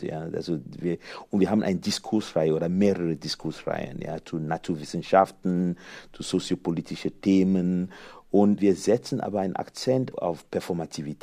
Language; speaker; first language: German; non-native, fluent; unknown